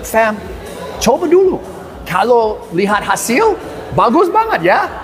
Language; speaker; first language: Indonesian; non-native, learner; English